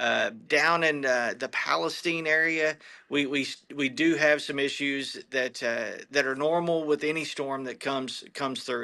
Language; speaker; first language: English; native; English